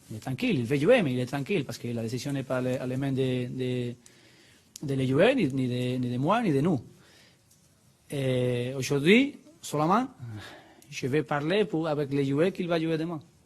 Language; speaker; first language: French; non-native, learner; Spanish